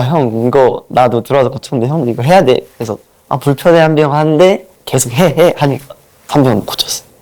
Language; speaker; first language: Korean; non-native, fluent; Japanese